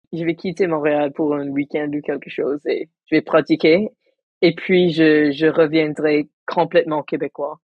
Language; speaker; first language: French; non-native, local second language; Tamil